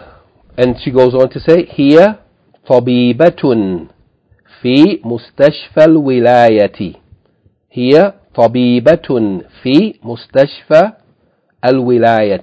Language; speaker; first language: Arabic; non-native, fluent; English